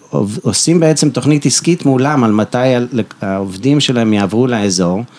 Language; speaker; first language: Hebrew; early bilingual, heritage; Hebrew